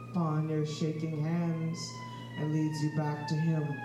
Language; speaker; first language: English; native; English